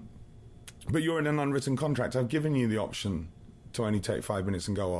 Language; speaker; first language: English; native; English